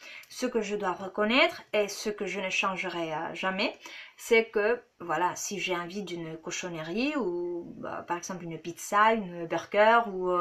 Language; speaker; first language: French; non-native, fluent; Spanish